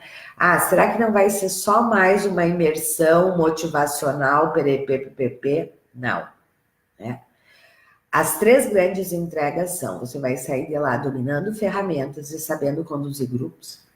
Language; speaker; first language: Portuguese; native; Portuguese